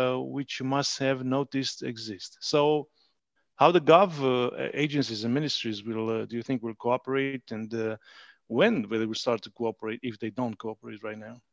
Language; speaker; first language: English; non-native, fluent; Romanian